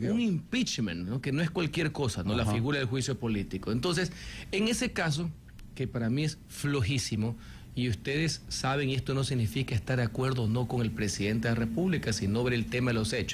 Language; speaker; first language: Spanish; native; Spanish